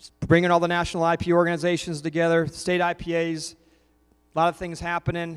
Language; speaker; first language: English; native; English